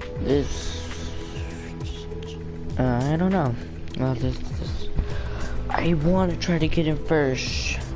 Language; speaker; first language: English; native; English